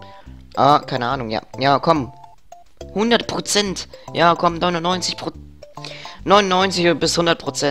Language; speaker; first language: German; native; German